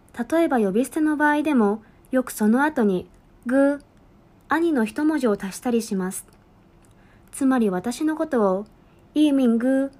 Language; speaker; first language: Japanese; native; Japanese